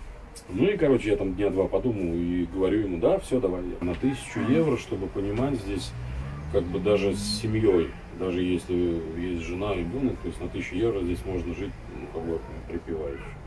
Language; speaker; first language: Russian; native; Russian